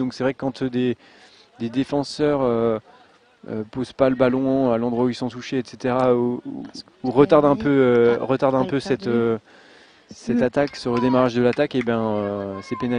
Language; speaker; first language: French; native; French